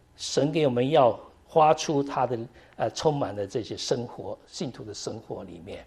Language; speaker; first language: Chinese; native; Chinese